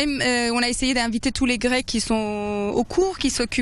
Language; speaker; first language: French; non-native, fluent; Persian